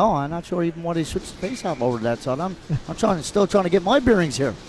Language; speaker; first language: English; native; English